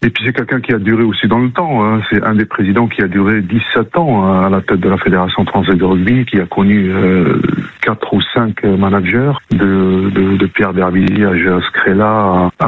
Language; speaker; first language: French; non-native, local second language; Arabic